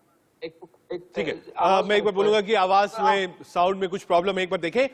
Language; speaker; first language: Hindi; native; Hindi